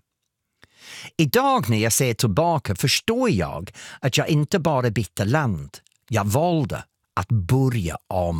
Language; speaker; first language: Swedish; non-native, fluent; English